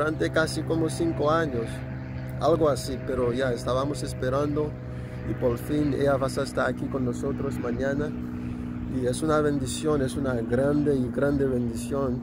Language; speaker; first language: Spanish; non-native, local second language; Haitian Creole